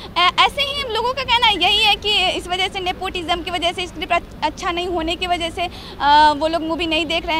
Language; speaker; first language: Hindi; native; Hindi